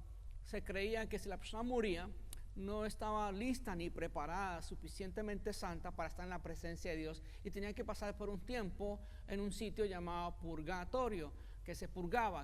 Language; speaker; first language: Spanish; native; Spanish